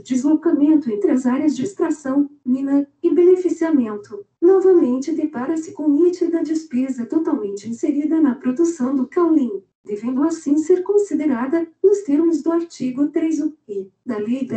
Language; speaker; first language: Portuguese; native; Portuguese